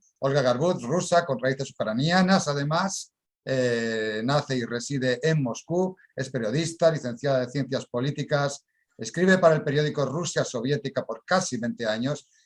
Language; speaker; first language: Spanish; native; Spanish